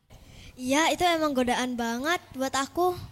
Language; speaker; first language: Indonesian; native; Indonesian